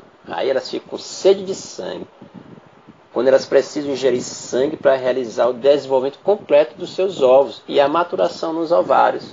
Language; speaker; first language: Portuguese; native; Portuguese